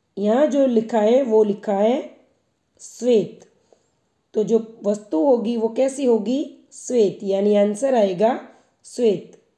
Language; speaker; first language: Hindi; non-native, local second language; Gujarati